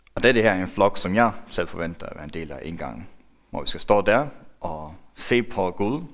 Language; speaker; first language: Danish; non-native, local second language; Faroese